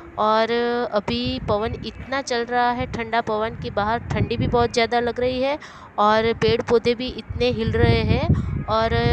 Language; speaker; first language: Hindi; non-native, local second language; Gujarati